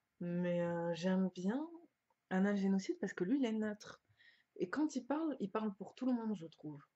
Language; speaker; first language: French; early bilingual, other home language; Lingala